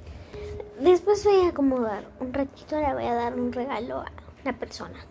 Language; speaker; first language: Spanish; native; Spanish